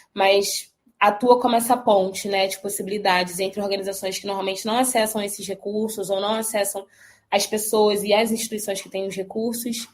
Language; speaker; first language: Portuguese; native; Portuguese